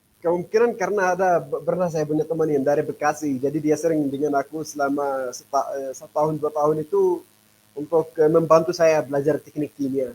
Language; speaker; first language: Indonesian; non-native, fluent; Arabic